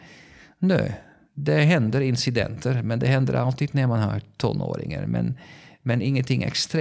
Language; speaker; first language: Swedish; non-native, fluent; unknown